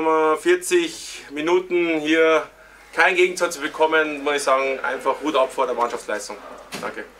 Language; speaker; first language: German; native; German